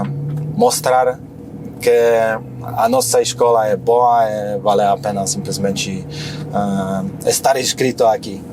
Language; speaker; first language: Portuguese; non-native, fluent; Polish